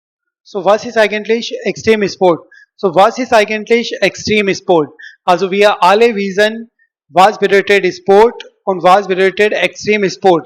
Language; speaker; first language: German; non-native, learner; Hindi